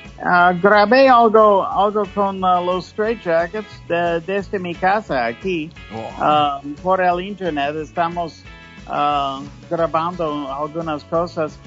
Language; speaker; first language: Spanish; non-native, fluent; English